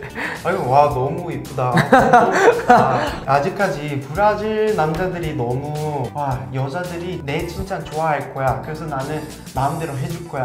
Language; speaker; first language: Korean; non-native, fluent; Portuguese